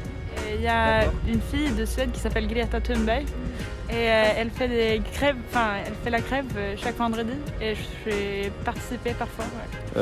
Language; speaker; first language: French; non-native, learner; English